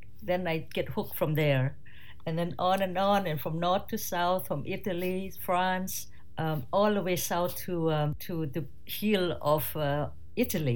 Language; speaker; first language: English; non-native, fluent; Thai